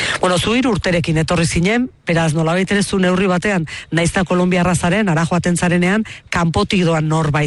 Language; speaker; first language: Basque; native; Basque